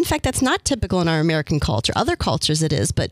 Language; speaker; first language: English; native; English